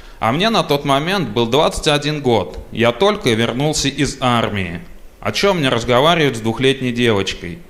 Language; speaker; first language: Russian; native; Russian